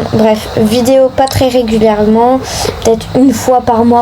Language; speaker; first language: French; native; French